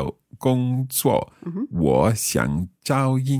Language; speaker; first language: Chinese; non-native, learner; English